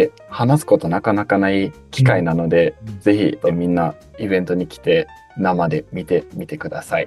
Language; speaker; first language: Japanese; native; Japanese